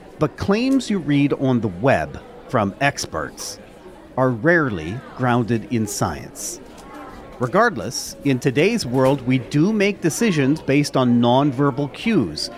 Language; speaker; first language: English; native; English